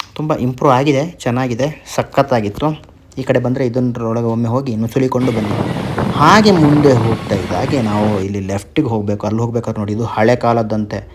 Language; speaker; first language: Kannada; non-native, local second language; Tulu